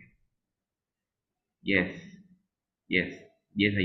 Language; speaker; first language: English; non-native, learner; Spanish